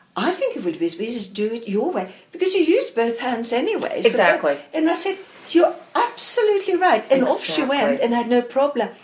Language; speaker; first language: English; non-native, fluent; Swedish